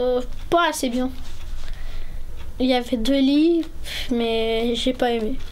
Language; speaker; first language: French; early bilingual, other home language; Romanian